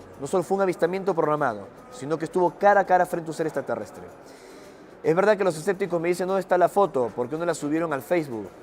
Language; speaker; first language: Spanish; native; Spanish